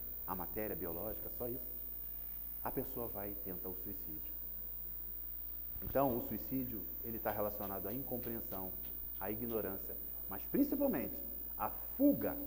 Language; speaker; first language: Portuguese; native; Portuguese